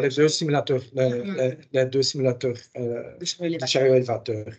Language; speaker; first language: French; non-native, local second language; Dutch